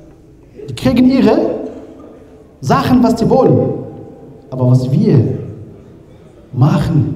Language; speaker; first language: German; non-native, learner; Arabic